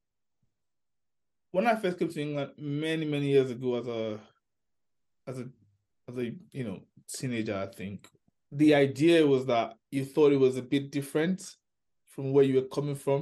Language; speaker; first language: English; non-native, local second language; Yoruba